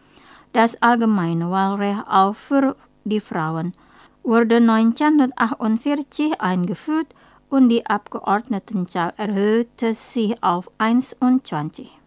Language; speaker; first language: German; non-native, fluent; Indonesian